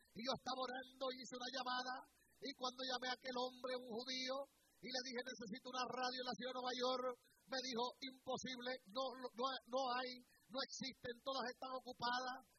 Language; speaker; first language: Spanish; native; Spanish